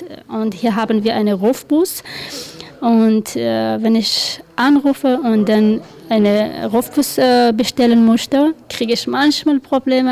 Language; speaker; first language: German; non-native, learner; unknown